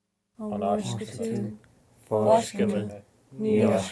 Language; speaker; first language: Irish; non-native, learner; English